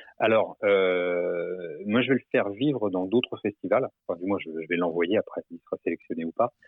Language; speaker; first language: French; native; French